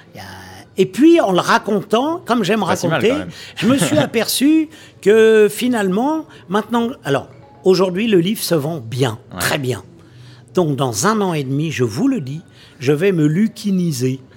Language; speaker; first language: French; native; French